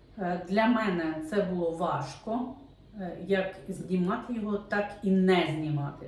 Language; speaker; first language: Ukrainian; non-native, local second language; Russian